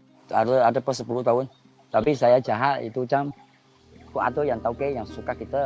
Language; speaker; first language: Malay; non-native, local second language; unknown